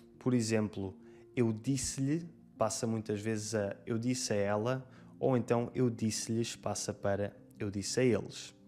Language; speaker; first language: Portuguese; native; Portuguese